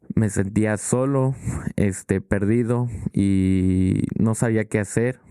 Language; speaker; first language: Spanish; early bilingual, heritage; Spanish